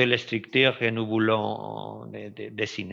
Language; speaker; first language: French; non-native, fluent; Spanish